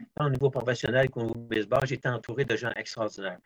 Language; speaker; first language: French; native; French